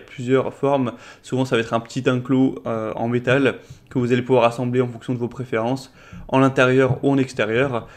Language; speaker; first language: French; native; French